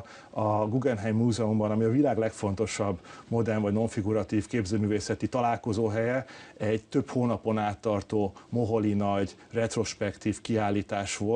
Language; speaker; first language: Hungarian; native; Hungarian